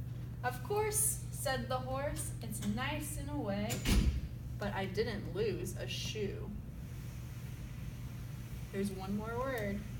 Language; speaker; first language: English; native; English